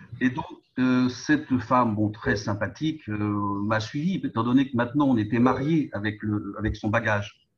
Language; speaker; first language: French; native; French